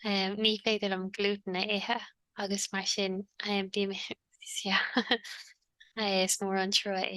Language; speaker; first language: Irish; native; Irish